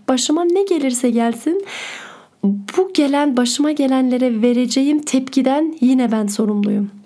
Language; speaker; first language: Turkish; early bilingual, heritage; Turkish